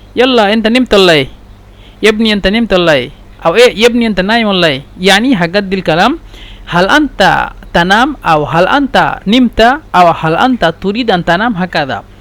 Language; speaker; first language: Egyptian Arabic; non-native, learner; Bangla